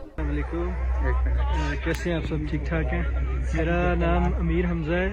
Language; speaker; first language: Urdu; non-native, local second language; Punjabi